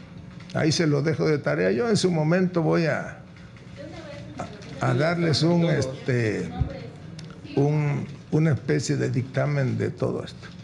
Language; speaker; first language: Spanish; native; Spanish